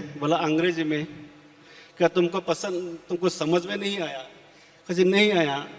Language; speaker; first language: Hindi; non-native, local second language; Assamese